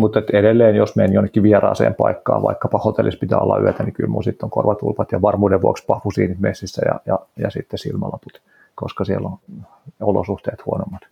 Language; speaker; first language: Finnish; native; Finnish